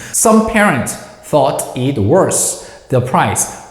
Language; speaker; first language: English; non-native, fluent; Korean